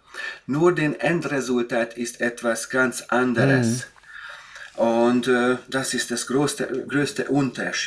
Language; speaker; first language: German; non-native, fluent; Hungarian